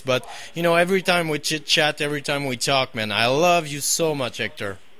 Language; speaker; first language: English; non-native, fluent; French